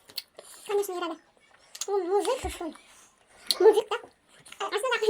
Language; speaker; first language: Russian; non-native, local second language; Kazakh